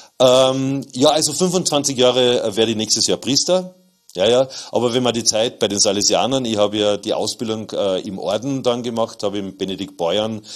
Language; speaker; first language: German; native; German